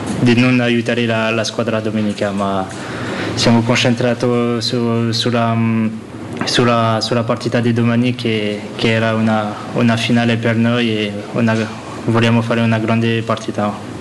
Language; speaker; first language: Italian; non-native, learner; French